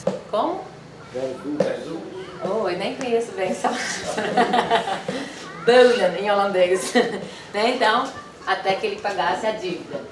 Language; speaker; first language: Portuguese; non-native, fluent; Dutch